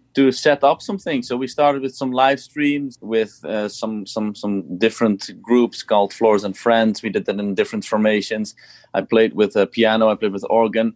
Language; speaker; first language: English; non-native, fluent; Dutch